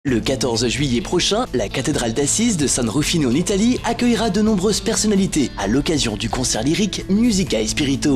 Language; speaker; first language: French; native; French